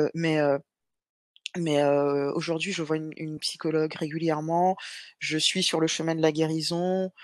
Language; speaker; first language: French; native; French